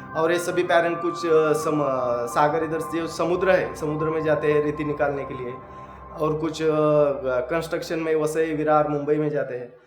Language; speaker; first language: Hindi; non-native, local second language; Marathi